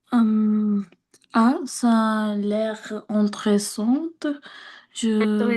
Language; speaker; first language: French; non-native, learner; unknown